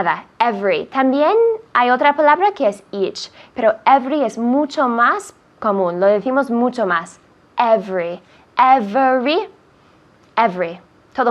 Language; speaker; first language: Spanish; non-native, fluent; English